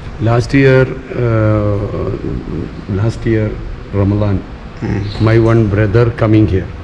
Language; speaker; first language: English; non-native, local second language; Malayalam